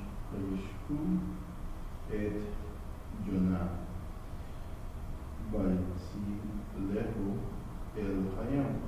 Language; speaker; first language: Hebrew; non-native, learner; English